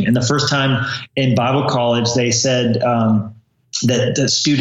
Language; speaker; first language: English; native; English